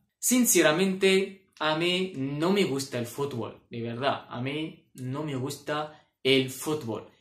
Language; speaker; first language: Spanish; non-native, fluent; Arabic